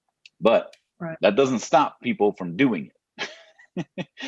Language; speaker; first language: English; native; English